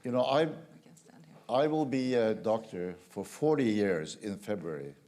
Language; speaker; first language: English; non-native, fluent; Norwegian